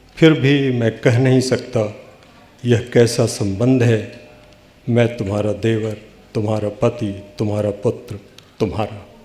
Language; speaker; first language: Hindi; non-native, local second language; Bhojpuri